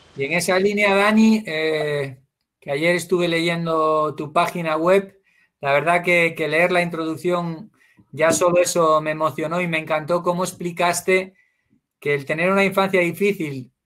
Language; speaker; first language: Spanish; native; Spanish